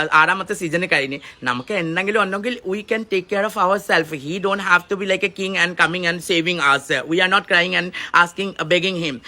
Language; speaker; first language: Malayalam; non-native, fluent; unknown